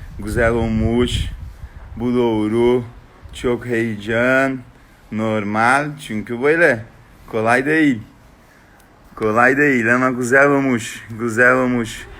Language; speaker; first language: Turkish; non-native, learner; Portuguese